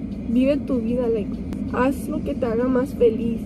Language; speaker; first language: Spanish; early bilingual, heritage; Spanish